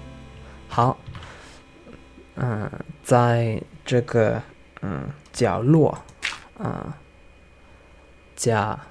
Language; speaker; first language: Chinese; non-native, learner; English